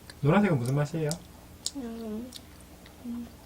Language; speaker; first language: Korean; native; Korean